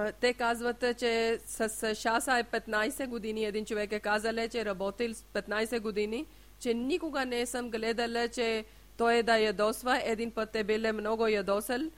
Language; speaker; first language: Bulgarian; non-native, learner; Urdu